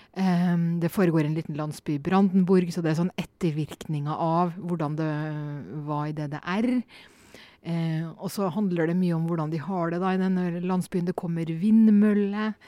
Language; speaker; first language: Norwegian; native; Norwegian